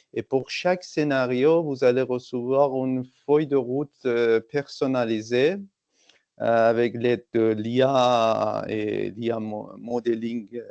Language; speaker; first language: French; non-native, fluent; Persian